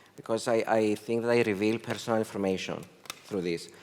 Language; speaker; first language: English; non-native, fluent; Greek